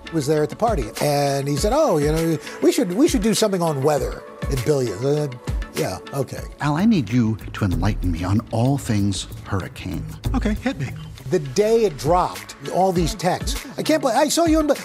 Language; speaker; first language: English; native; English